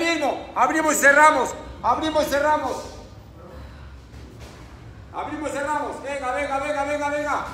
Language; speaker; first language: Spanish; native; Spanish